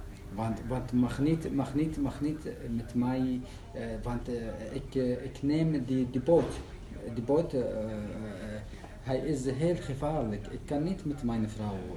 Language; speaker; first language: Dutch; non-native, learner; Arabic